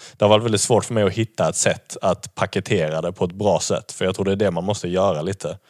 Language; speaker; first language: Swedish; native; Swedish